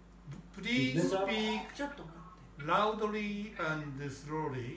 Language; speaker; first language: English; non-native, learner; Japanese